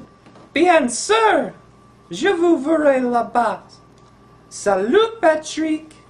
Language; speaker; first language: French; non-native, learner; English